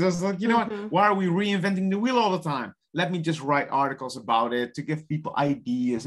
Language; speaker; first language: English; non-native, fluent; Dutch